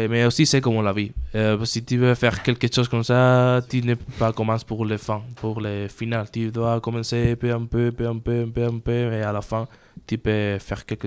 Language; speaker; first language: French; non-native, learner; Spanish